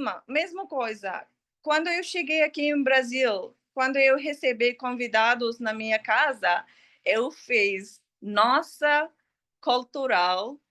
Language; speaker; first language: Portuguese; non-native, learner; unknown